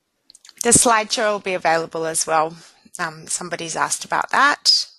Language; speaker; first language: English; native; English